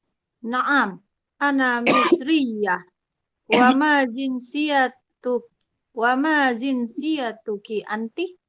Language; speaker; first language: Arabic; non-native, learner; Indonesian